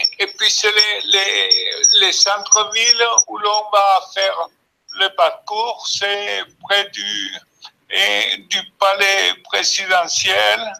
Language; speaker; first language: French; non-native, fluent; Spanish